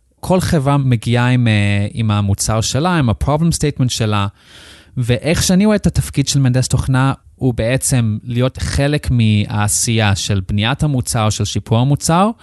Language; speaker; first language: Hebrew; non-native, fluent; English